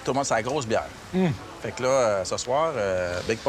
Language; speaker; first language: French; native; French